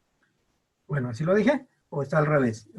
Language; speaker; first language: Spanish; native; Spanish